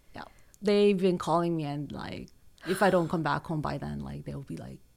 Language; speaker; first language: English; early bilingual, other home language; Korean